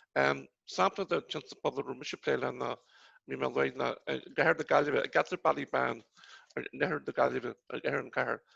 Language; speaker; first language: Irish; native; Irish